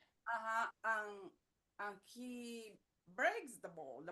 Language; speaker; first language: English; non-native, learner; Spanish